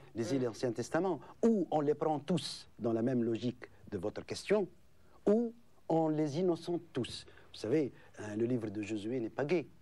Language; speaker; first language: French; non-native, local second language; Arabic